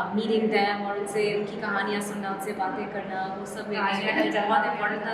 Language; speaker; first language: Hindi; early bilingual, heritage; Hindi